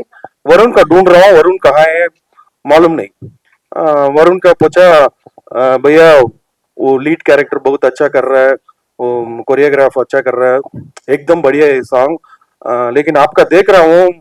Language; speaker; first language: Hindi; non-native, local second language; Telugu